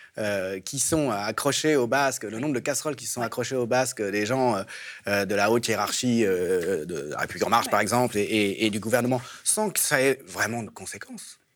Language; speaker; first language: French; native; French